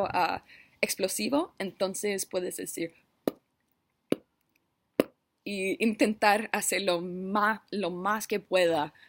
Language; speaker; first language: Spanish; non-native, learner; English